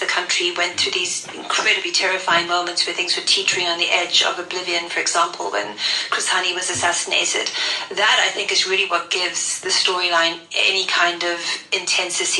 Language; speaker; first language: English; native; English